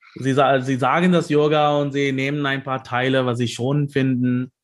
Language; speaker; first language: German; non-native, learner; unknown